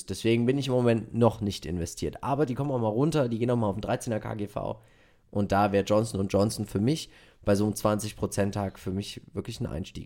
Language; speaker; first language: German; native; German